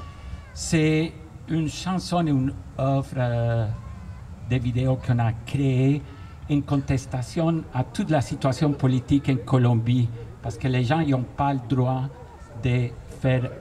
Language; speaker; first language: French; non-native, fluent; Spanish